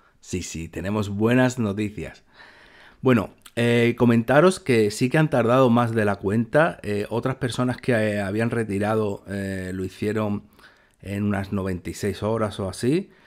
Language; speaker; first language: Spanish; native; Spanish